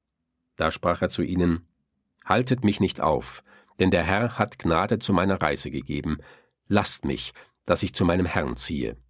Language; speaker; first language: German; native; German